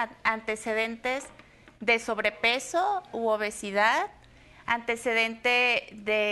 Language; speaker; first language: Spanish; native; Spanish